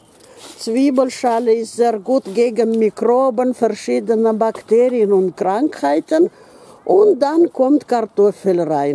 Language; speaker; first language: German; non-native, fluent; Russian